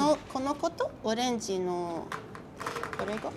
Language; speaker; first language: Japanese; non-native, learner; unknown